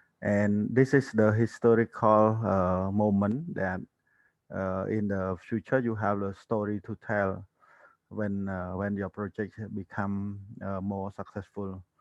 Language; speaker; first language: English; non-native, learner; Khmer